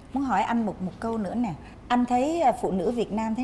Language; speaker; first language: Vietnamese; native; Vietnamese